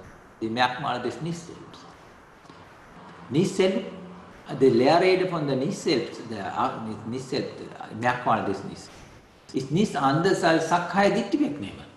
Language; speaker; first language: German; non-native, learner; Sinhala